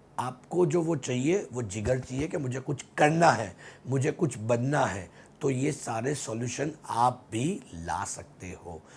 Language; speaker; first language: Hindi; non-native, local second language; Gujarati